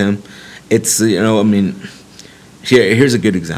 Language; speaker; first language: English; native; English